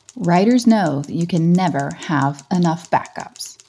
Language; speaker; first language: English; native; English